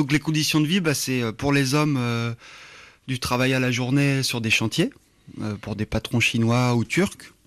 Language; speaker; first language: French; native; French